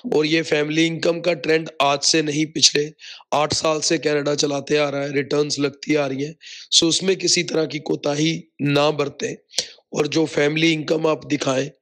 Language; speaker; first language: Hindi; non-native, local second language; Punjabi